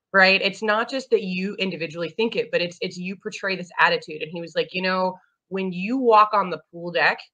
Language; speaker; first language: English; native; English